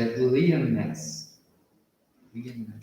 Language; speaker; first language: English; non-native, learner; Portuguese